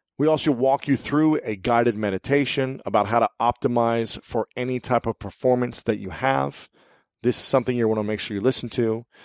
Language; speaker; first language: English; native; English